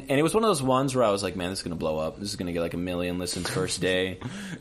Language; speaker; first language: English; native; English